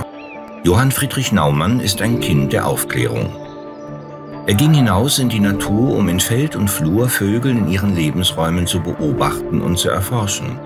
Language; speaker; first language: German; native; German